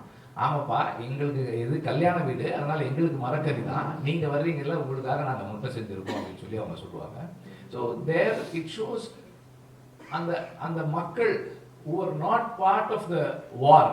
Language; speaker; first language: Tamil; native; Tamil